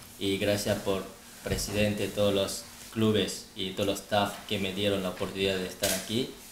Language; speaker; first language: Spanish; non-native, fluent; Korean